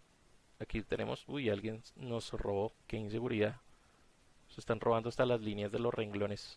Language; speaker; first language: Spanish; native; Spanish